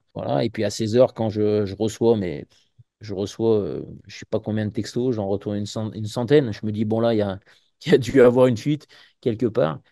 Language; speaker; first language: French; native; French